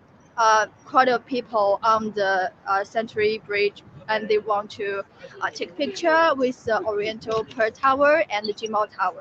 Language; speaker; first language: English; non-native, fluent; Chinese